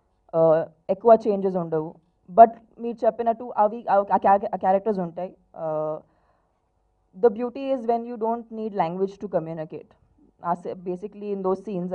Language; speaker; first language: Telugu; non-native, fluent; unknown